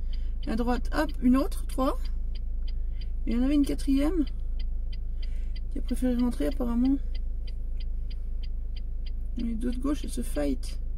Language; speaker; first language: French; native; French